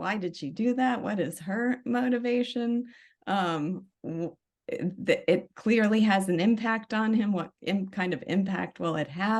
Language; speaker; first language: English; native; English